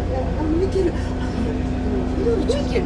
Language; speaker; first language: Japanese; native; Japanese